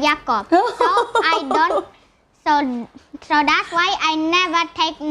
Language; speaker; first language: English; non-native, learner; Indonesian